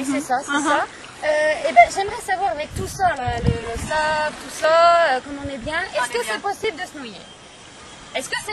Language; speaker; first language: French; native; French